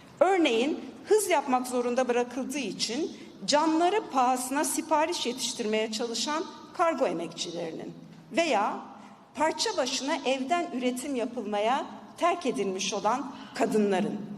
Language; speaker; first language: Turkish; native; Turkish